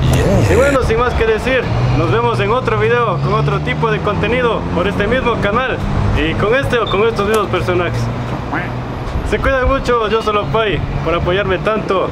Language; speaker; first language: Spanish; native; Spanish